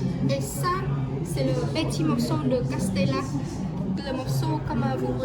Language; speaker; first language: French; non-native, learner; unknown